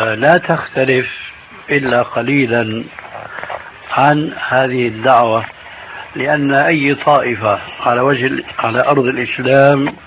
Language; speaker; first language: Arabic; early bilingual, other home language; Albanian